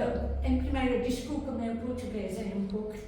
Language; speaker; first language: Portuguese; non-native, learner; English